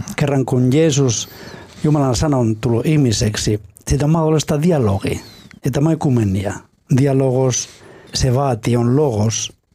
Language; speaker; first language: Finnish; non-native, fluent; Spanish